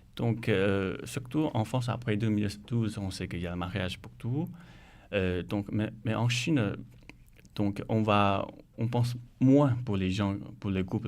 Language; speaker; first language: French; non-native, learner; Chinese